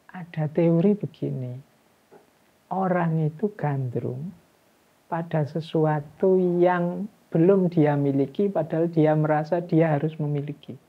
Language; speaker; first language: Indonesian; non-native, local second language; Javanese